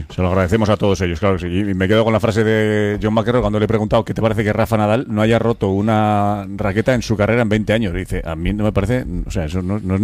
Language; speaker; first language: Spanish; native; Spanish